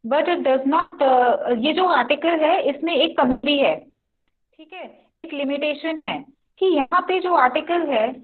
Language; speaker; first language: Hindi; non-native, local second language; Punjabi